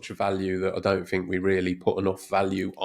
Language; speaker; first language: English; native; English